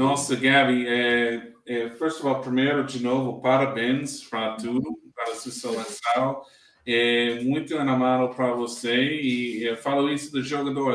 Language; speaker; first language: Portuguese; non-native, learner; English